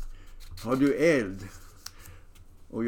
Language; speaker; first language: Swedish; non-native, fluent; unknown